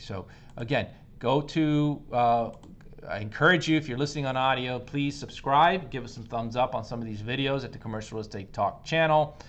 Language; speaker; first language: English; native; English